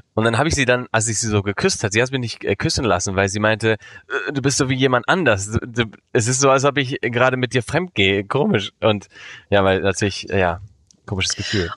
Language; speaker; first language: German; early bilingual, heritage; German